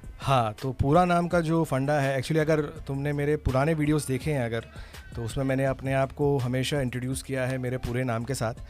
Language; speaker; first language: Hindi; non-native, local second language; Tamil